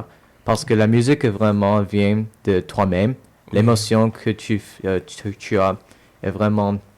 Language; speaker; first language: French; non-native, local second language; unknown